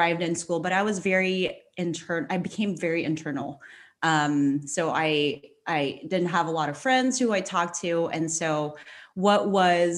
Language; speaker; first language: English; non-native, local second language; Filipino